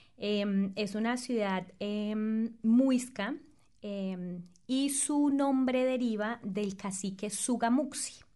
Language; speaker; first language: Spanish; native; Spanish